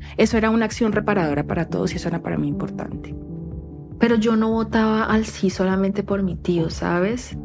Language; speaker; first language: Spanish; native; Spanish